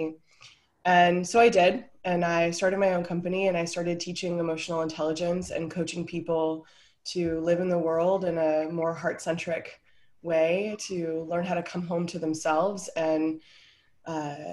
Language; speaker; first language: English; native; English